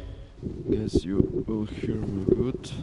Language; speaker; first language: English; non-native, learner; Ukrainian